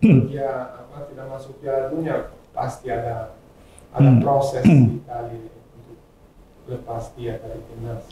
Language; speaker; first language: Indonesian; non-native, fluent; Italian